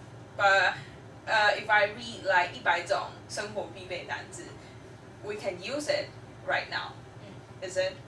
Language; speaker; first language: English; non-native, fluent; Chinese